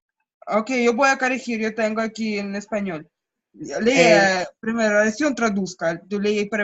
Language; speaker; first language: Spanish; non-native, learner; Russian